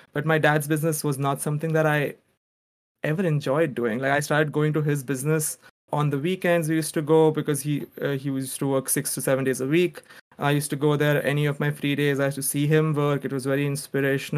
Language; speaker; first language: English; non-native, local second language; Gujarati